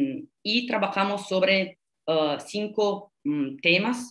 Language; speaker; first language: Spanish; non-native, fluent; Italian